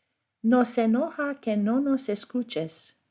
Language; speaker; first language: Spanish; non-native, fluent; English